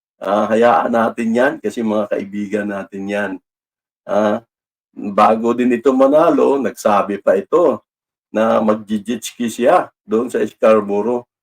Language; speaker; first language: Filipino; non-native, local second language; Cebuano